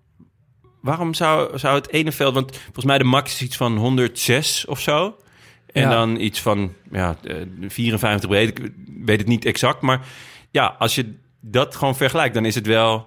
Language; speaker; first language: Dutch; native; Dutch